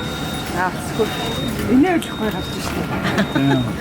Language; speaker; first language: Mongolian; native; Mongolian